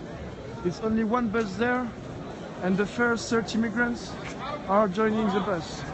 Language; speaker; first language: English; non-native, learner; French